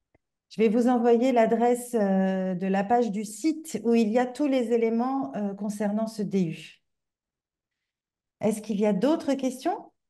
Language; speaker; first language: French; native; French